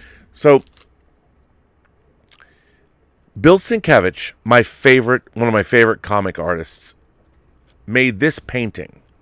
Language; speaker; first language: English; native; English